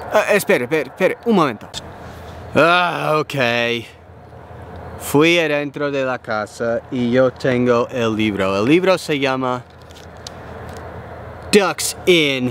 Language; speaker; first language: Spanish; non-native, learner; English